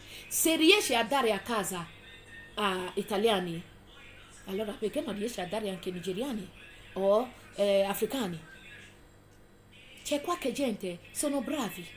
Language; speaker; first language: Italian; non-native, fluent; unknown